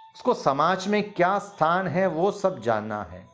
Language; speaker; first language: Hindi; non-native, local second language; Malayalam